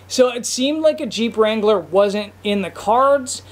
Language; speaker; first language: English; native; English